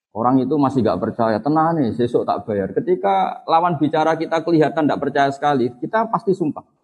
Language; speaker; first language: Indonesian; non-native, local second language; Javanese